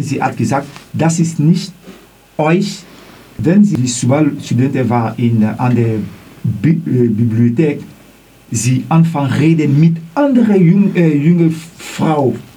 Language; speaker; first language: German; non-native, learner; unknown